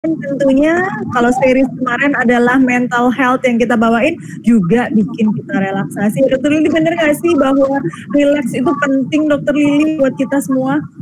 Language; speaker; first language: Indonesian; native; Indonesian